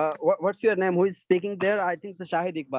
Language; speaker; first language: English; non-native, fluent; Urdu